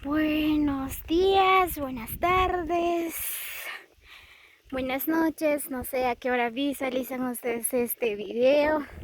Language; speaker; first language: Spanish; native; Spanish